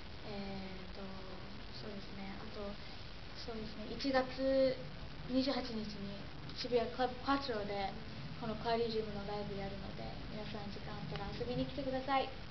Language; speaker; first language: Japanese; non-native, fluent; English